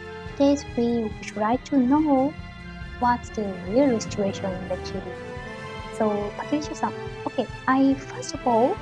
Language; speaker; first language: English; non-native, learner; Japanese